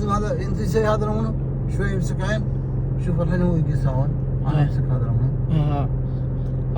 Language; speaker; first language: Arabic; non-native, learner; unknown